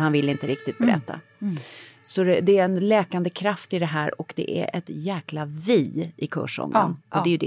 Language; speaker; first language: Swedish; native; Swedish